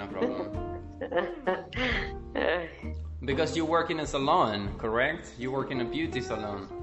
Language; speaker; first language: English; non-native, fluent; Spanish